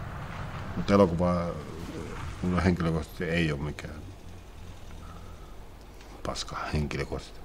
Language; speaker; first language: Finnish; native; Finnish